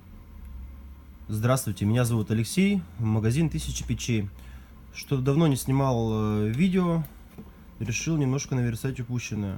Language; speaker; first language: Russian; native; Russian